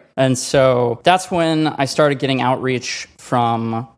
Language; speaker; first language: English; native; English